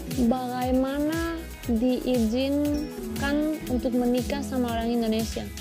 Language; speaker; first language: Indonesian; non-native, fluent; Spanish